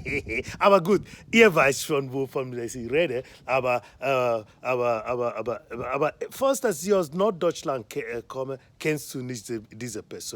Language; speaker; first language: German; non-native, fluent; Igbo